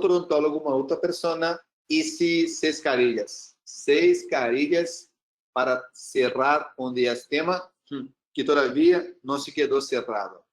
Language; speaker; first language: Spanish; non-native, learner; Portuguese